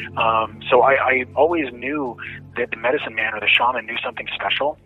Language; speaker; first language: English; native; English